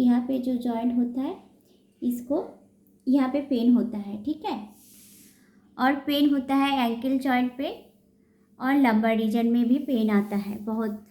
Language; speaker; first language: Hindi; non-native, local second language; Bangla